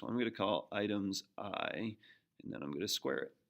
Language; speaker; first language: English; native; English